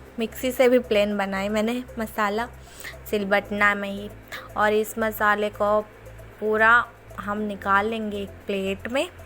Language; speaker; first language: Hindi; non-native, local second language; Odia